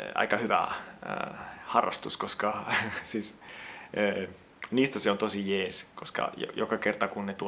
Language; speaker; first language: Finnish; non-native, fluent; Italian